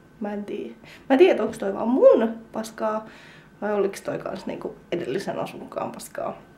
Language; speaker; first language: Finnish; native; Finnish